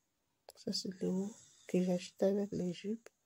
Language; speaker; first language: French; non-native, local second language; Lingala